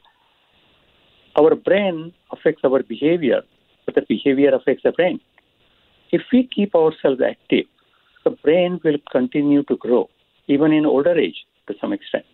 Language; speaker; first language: English; non-native, local second language; Marathi